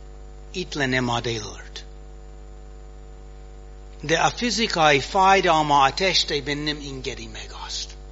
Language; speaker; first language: Hungarian; non-native, fluent; English